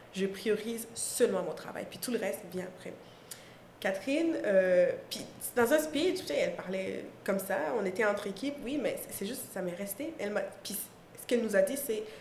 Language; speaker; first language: French; non-native, local second language; Mossi